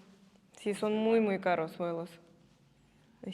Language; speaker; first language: Spanish; non-native, fluent; Russian